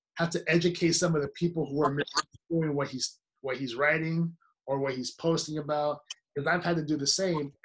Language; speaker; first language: English; early bilingual, other home language; Spanish